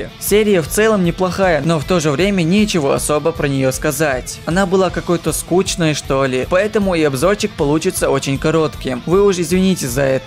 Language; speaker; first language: Russian; native; Russian